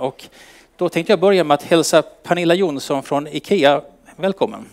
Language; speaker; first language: Swedish; native; Swedish